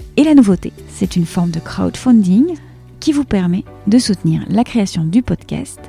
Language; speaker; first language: French; native; French